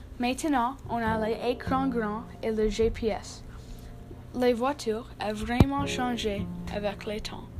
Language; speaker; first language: French; non-native, learner; English